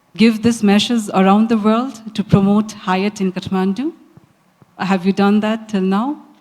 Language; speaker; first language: English; non-native, local second language; Nepali